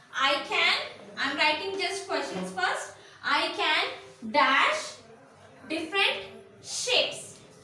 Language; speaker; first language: English; non-native, local second language; Kannada